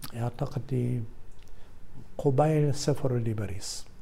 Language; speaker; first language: Arabic; non-native, fluent; German